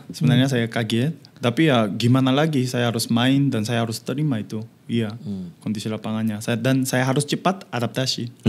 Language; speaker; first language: Indonesian; non-native, fluent; Korean